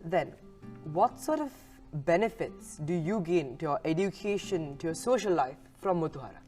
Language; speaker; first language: English; non-native, local second language; Sinhala